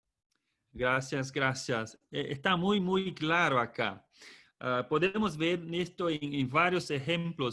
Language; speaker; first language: Spanish; non-native, fluent; Portuguese